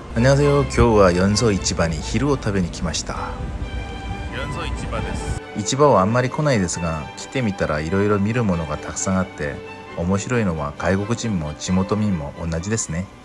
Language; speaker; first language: Japanese; non-native, fluent; Korean